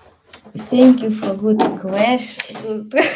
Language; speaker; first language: English; non-native, learner; Russian